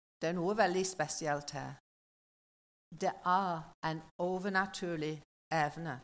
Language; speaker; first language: Norwegian; non-native, learner; English